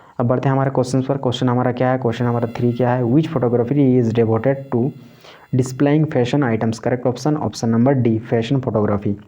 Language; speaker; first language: Hindi; native; Hindi